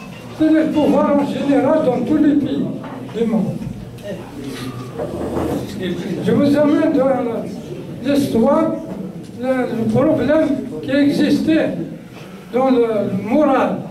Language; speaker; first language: French; non-native, local second language; Kabyle